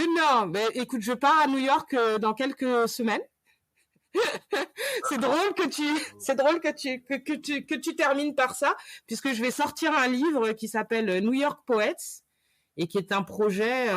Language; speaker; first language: French; native; French